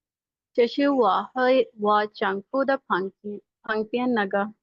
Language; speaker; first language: Chinese; non-native, learner; Hindi